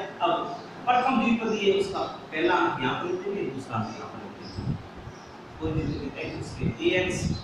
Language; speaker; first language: Hindi; native; Hindi